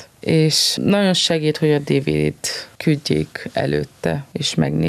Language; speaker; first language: Hungarian; non-native, fluent; Romanian